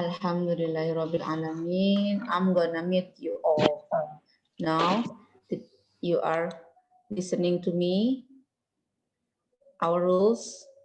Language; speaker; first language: English; non-native, learner; Indonesian